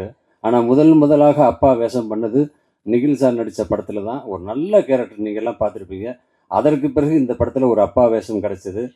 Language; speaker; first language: Tamil; native; Tamil